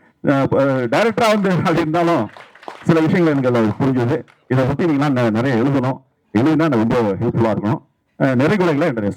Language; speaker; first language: Tamil; native; Tamil